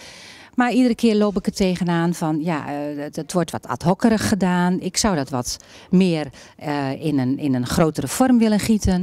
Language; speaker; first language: Dutch; native; Dutch